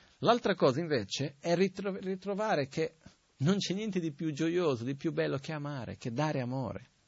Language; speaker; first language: Italian; non-native, fluent; Portuguese